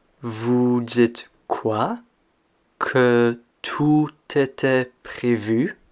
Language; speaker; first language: French; non-native, fluent; English